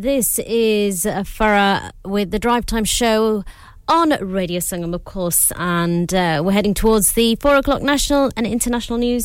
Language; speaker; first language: English; early bilingual, other home language; Urdu